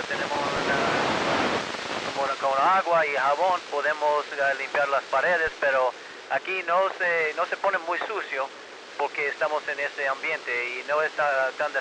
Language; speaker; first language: Spanish; early bilingual, heritage; Spanish